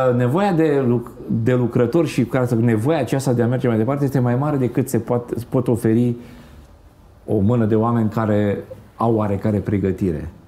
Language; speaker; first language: Romanian; native; Romanian